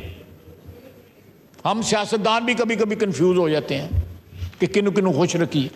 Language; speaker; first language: Urdu; non-native, local second language; Punjabi